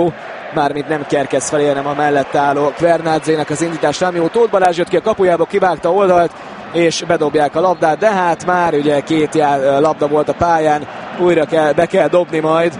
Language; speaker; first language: Hungarian; native; Hungarian